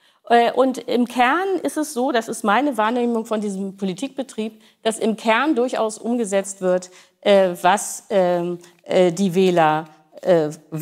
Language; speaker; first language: German; native; German